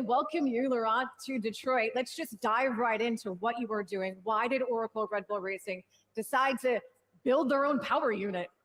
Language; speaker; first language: English; native; English